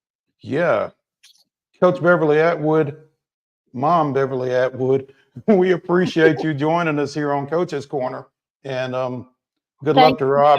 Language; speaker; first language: English; native; English